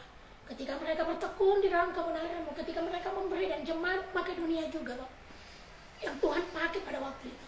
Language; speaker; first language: Indonesian; native; Indonesian